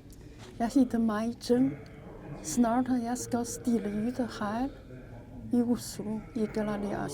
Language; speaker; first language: Norwegian; non-native, learner; Chinese